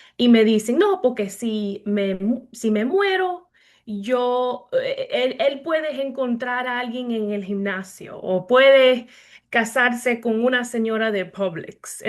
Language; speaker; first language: Spanish; early bilingual, heritage; Spanish